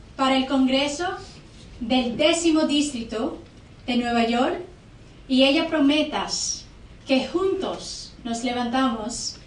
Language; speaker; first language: Spanish; non-native, learner; English